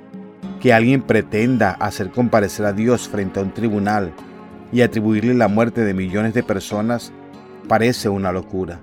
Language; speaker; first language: Spanish; native; Spanish